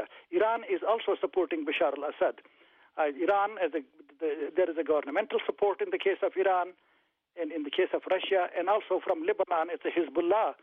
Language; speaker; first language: English; non-native, fluent; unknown